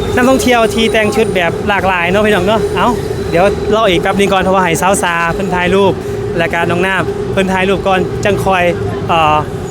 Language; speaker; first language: Thai; native; Thai